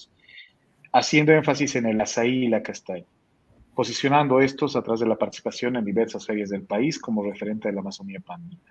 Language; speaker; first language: Spanish; native; Spanish